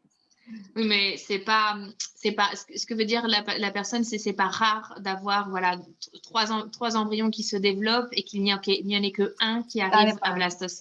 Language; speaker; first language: French; native; French